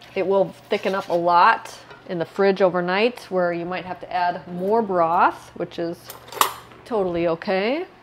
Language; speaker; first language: English; native; English